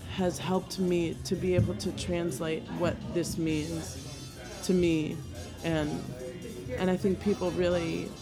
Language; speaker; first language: English; native; English